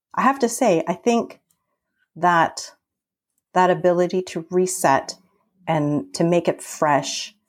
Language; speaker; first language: English; early bilingual, other home language; Filipino